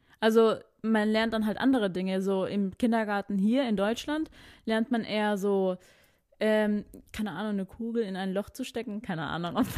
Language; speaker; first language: German; early bilingual, other home language; Filipino